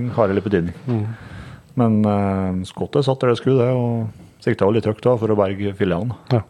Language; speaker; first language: Norwegian; native; Norwegian